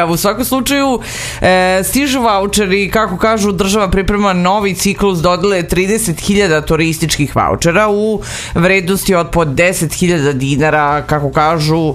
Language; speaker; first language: Serbian; native; Serbian